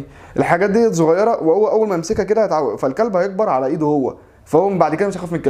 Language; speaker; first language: Arabic; native; Arabic